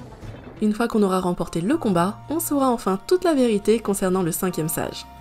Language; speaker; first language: French; native; French